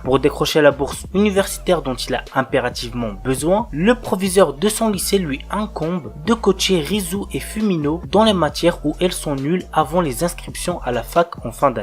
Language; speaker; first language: French; native; French